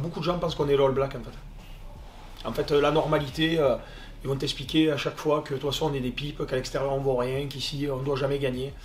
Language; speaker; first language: French; native; French